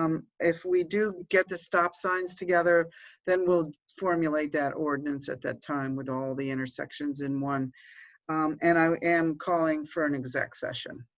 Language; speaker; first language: English; native; English